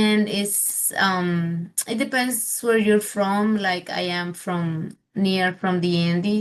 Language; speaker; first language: English; non-native, fluent; Spanish